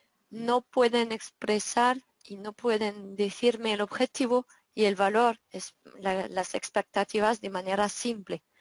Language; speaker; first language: Spanish; non-native, fluent; French